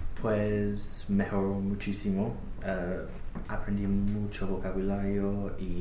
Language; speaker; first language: Spanish; non-native, fluent; English